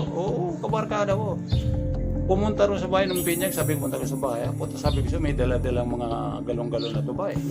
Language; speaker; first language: Filipino; non-native, local second language; Cebuano